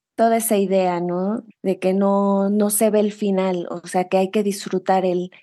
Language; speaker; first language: Spanish; native; Spanish